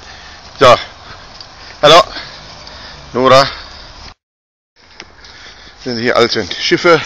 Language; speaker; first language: German; non-native, fluent; Arabic